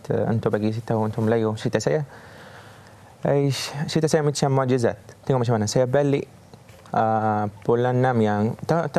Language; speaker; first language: Indonesian; non-native, fluent; Arabic